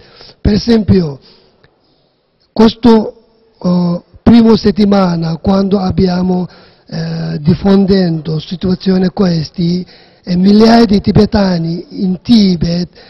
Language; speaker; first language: Italian; non-native, learner; Tibetan